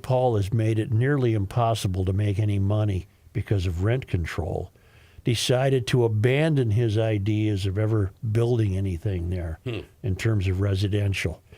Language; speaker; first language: English; native; English